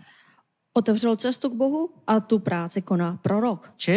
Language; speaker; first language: Czech; non-native, fluent; Korean